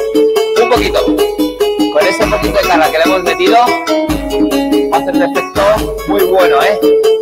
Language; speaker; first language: Spanish; native; Spanish